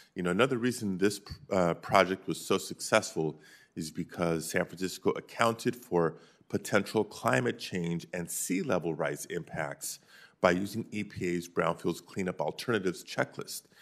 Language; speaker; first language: English; native; English